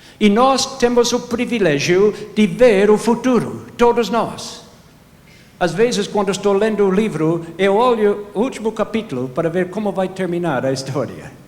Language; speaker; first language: Portuguese; non-native, fluent; English